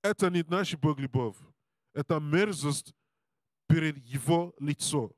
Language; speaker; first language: Russian; non-native, learner; Portuguese